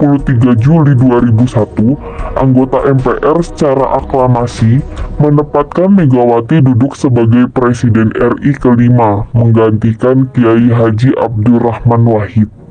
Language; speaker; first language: Indonesian; native; Indonesian